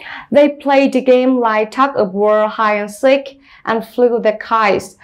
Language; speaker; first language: English; non-native, fluent; Vietnamese